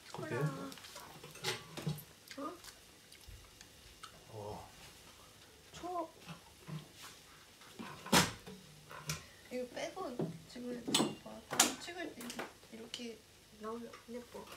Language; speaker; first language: Korean; non-native, fluent; Japanese